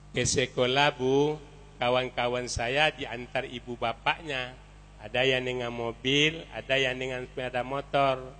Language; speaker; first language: Indonesian; non-native, local second language; Minangkabau